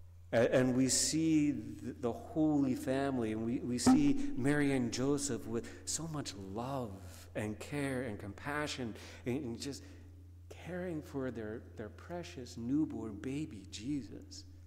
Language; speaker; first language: English; native; English